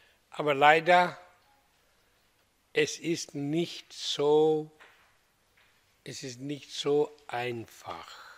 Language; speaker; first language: German; non-native, fluent; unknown